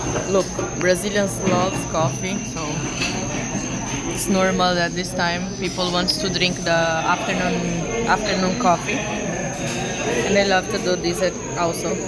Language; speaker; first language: English; non-native, learner; Portuguese